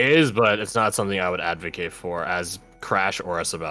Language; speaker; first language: English; native; English